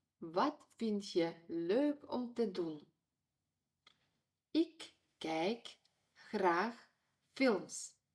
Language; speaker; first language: Dutch; non-native, fluent; Ukrainian